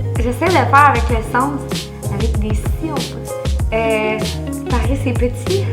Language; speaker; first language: French; native; French